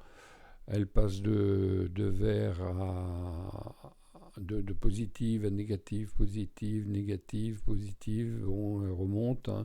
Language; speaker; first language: French; native; French